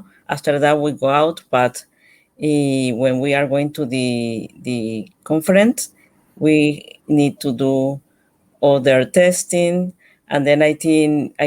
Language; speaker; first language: English; non-native, learner; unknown